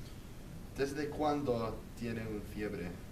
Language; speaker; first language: Spanish; non-native, learner; English